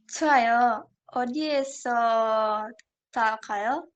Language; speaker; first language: Korean; non-native, learner; Indonesian